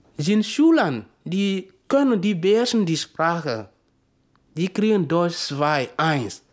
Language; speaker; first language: German; non-native, learner; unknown